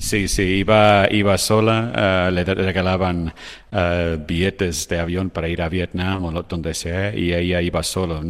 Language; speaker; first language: Spanish; non-native, fluent; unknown